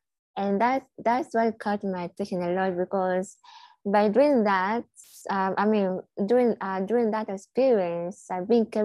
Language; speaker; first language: English; non-native, local second language; Swahili